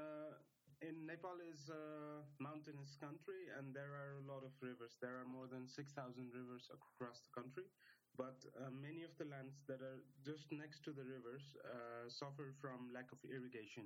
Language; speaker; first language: English; non-native, local second language; Nepali